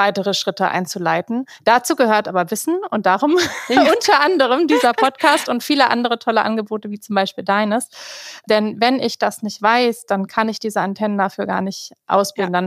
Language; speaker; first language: German; native; German